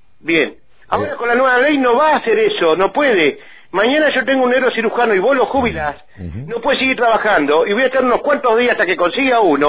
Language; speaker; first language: Spanish; native; Spanish